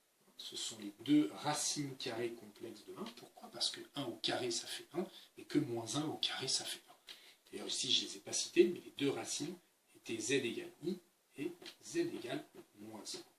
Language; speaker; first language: French; native; French